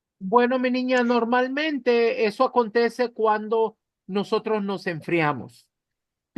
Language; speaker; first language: Spanish; native; Spanish